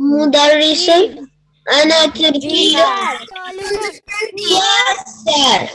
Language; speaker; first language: Arabic; non-native, learner; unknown